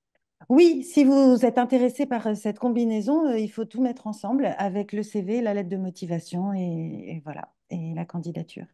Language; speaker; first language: French; native; French